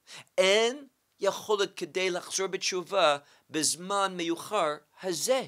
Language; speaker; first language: Hebrew; non-native, fluent; English